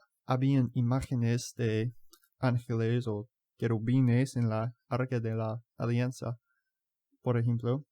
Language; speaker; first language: Spanish; non-native, fluent; English